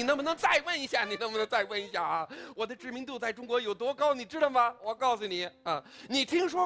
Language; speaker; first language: Chinese; non-native, fluent; English